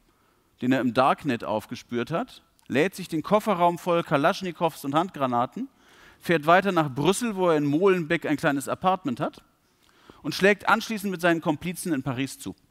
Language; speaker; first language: German; native; German